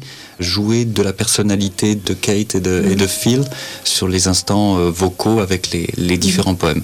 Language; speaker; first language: French; native; French